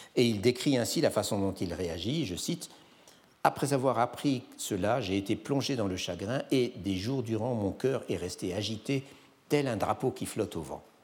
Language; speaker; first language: French; native; French